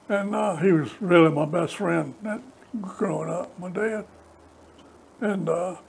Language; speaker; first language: English; native; English